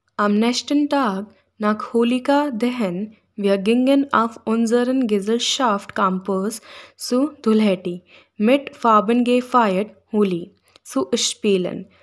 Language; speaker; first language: German; non-native, learner; Hindi